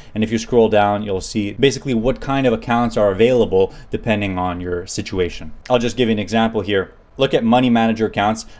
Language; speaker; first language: English; native; English